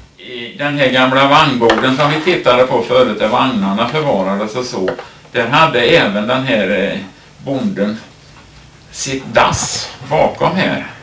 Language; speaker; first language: Swedish; native; Swedish